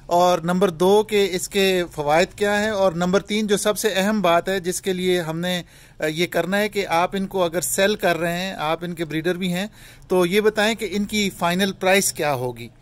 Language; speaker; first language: Urdu; non-native, local second language; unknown